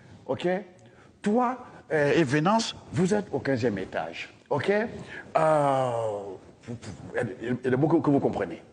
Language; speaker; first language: French; non-native, local second language; Dyula